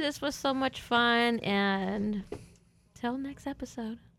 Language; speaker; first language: English; early bilingual, other home language; Spanish